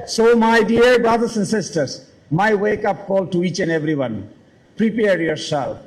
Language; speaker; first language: English; non-native, local second language; Bangla